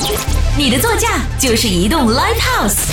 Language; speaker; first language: Chinese; native; Chinese